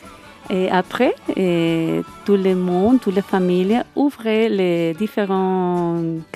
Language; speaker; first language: French; non-native, learner; Spanish